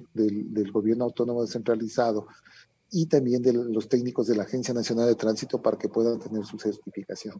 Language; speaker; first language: Spanish; native; Spanish